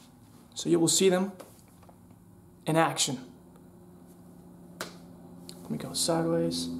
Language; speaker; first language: English; non-native, fluent; Spanish